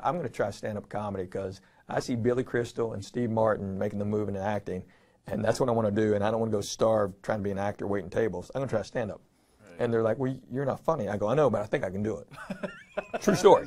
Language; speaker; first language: English; native; English